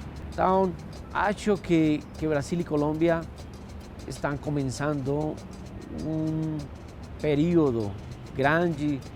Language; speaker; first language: Portuguese; non-native, fluent; Spanish